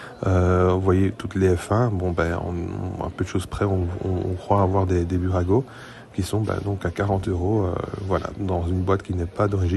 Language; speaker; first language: French; native; French